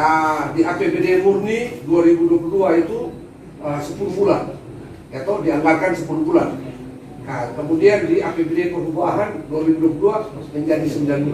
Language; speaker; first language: Indonesian; native; Indonesian